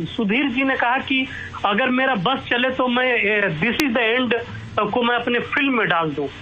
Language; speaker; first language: Hindi; native; Hindi